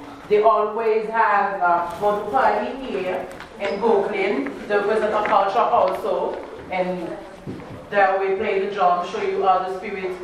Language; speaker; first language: English; non-native, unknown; Haitian Creole